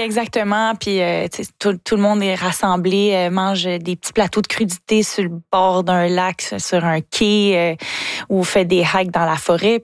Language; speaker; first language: French; native; French